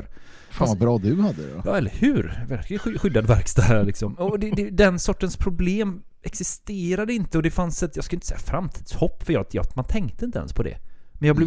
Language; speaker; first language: Swedish; native; Swedish